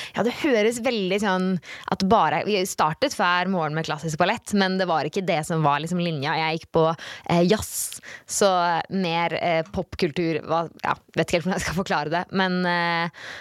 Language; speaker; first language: Norwegian; native; Norwegian